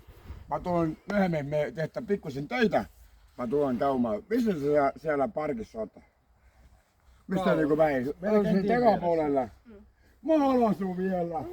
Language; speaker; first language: Finnish; non-native, learner; Estonian